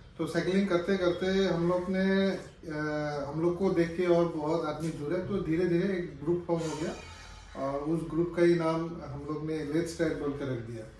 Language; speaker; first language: Hindi; non-native, local second language; Assamese